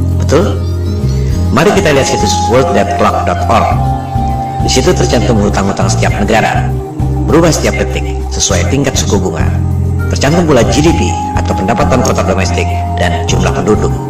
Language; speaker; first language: Indonesian; native; Indonesian